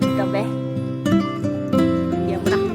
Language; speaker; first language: Italian; non-native, learner; Japanese